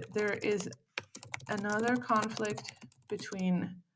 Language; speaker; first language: English; non-native, fluent; Danish